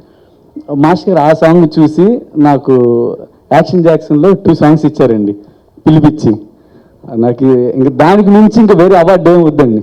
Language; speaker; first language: Telugu; native; Telugu